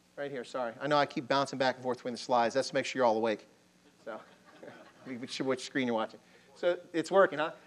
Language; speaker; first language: English; native; English